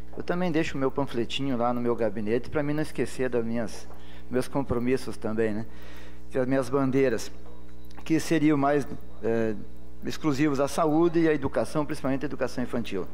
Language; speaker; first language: Portuguese; native; Portuguese